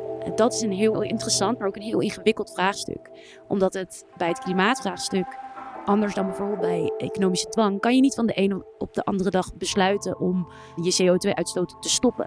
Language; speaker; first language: Dutch; native; Dutch